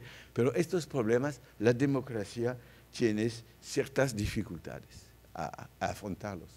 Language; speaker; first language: Spanish; non-native, fluent; French